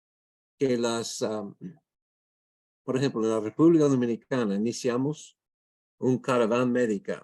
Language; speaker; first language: Spanish; non-native, fluent; English